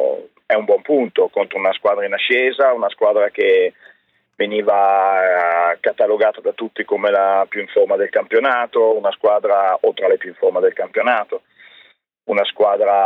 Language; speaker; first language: Italian; native; Italian